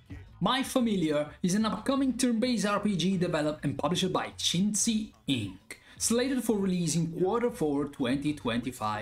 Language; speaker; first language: English; non-native, fluent; Italian